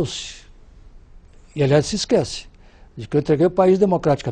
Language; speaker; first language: Portuguese; native; Portuguese